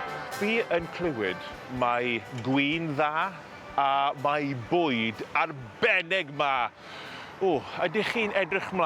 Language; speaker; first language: Welsh; non-native, local second language; English